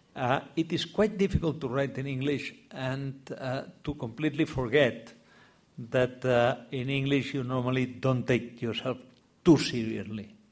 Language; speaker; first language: English; non-native, fluent; Spanish